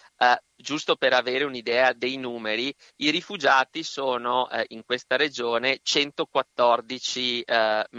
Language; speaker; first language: Italian; non-native, fluent; Spanish